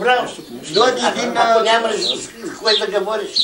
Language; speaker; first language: Bulgarian; early bilingual, heritage; Bulgarian